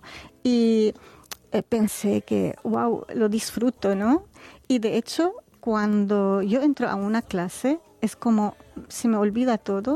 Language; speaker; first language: Spanish; non-native, fluent; Arabic